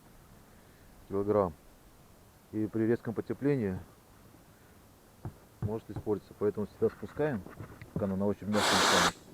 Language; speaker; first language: Russian; native; Russian